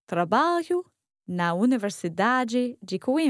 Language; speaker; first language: Portuguese; non-native, learner; English